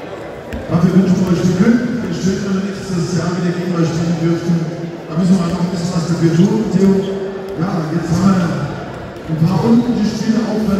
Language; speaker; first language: German; native; German